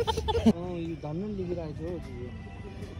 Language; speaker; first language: Nepali; native; Nepali